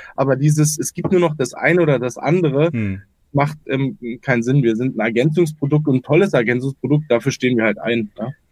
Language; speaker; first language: German; native; German